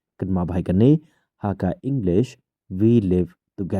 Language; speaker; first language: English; non-native, local second language; Khasi